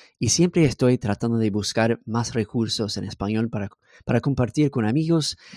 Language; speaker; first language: Spanish; non-native, fluent; English